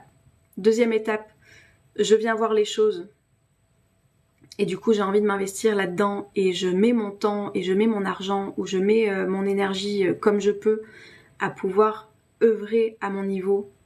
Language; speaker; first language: French; native; French